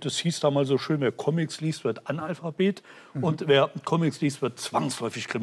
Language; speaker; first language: German; native; German